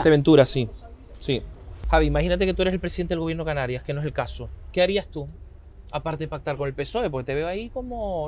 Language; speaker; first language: Spanish; native; Spanish